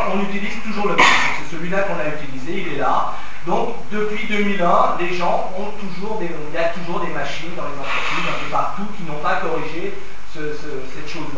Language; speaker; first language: French; native; French